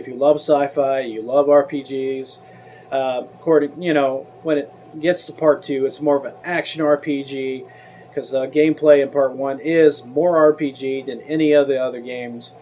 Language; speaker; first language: English; native; English